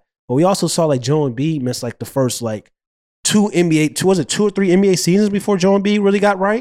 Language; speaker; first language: English; native; English